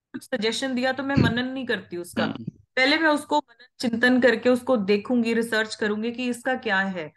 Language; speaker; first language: Hindi; non-native, local second language; Punjabi